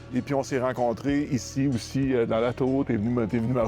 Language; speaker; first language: French; native; French